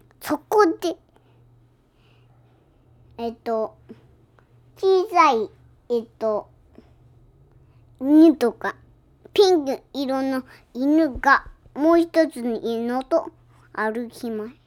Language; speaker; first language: Japanese; early bilingual, heritage; Japanese